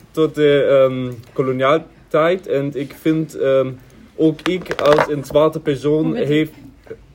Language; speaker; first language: Dutch; non-native, learner; German